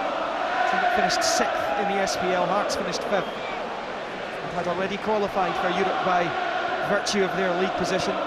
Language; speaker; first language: English; native; English